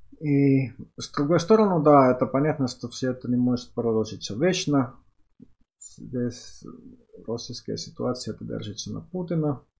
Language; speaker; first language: Russian; non-native, fluent; Finnish